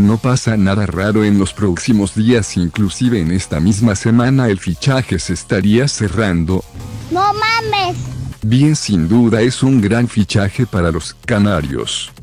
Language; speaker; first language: Spanish; native; Spanish